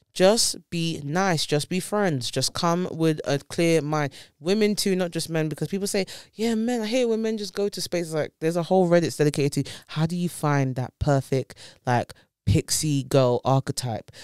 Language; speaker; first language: English; native; English